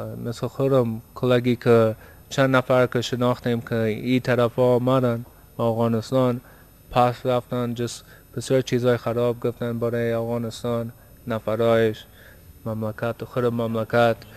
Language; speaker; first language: Persian; early bilingual, heritage; Persian